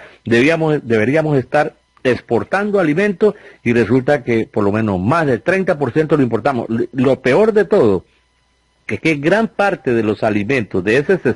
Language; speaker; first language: Spanish; native; Spanish